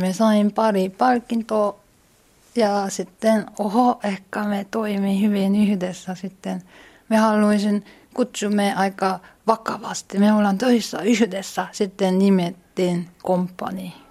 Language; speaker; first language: Finnish; non-native, learner; Korean